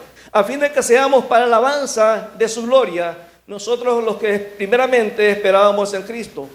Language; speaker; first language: Spanish; native; Spanish